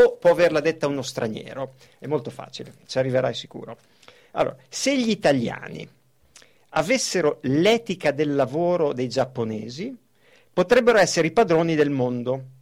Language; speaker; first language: Italian; native; Italian